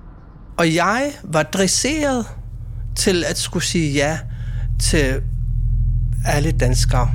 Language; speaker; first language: Swedish; non-native, fluent; Kalaallisut